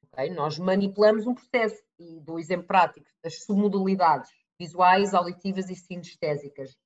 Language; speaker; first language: Portuguese; early bilingual, other home language; English